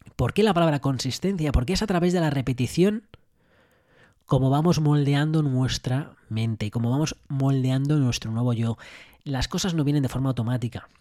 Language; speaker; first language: Spanish; native; Spanish